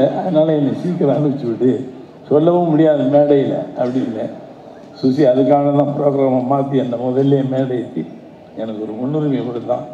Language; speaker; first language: Tamil; native; Tamil